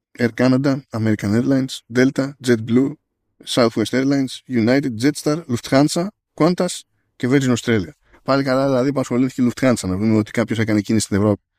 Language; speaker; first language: Greek; native; Greek